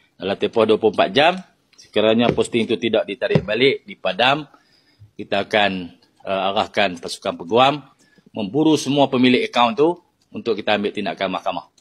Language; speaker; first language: Malay; native; Malay